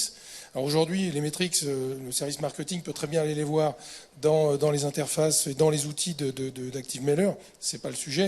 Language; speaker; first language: French; native; French